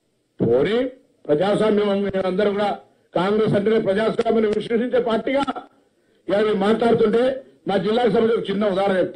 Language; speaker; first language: Telugu; native; Telugu